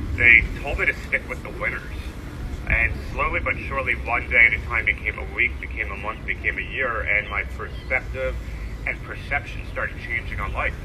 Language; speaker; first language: English; native; English